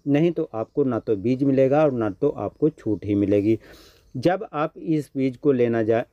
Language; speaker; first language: Hindi; native; Hindi